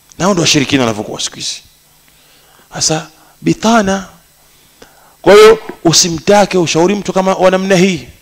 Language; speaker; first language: Swahili; native; Swahili